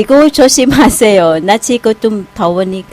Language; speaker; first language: Korean; non-native, learner; Thai